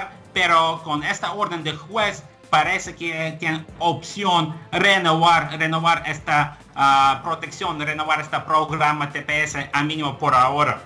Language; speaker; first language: Spanish; non-native, fluent; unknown